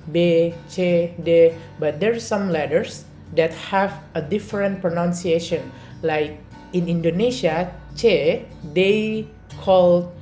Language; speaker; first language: English; non-native, learner; Indonesian